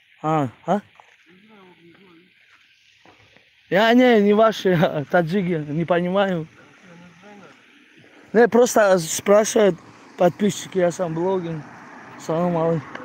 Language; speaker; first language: Russian; non-native, local second language; Tajik